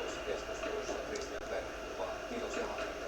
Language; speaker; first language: Finnish; native; Finnish